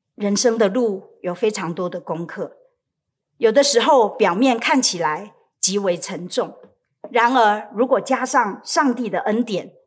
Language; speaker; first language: Chinese; native; Chinese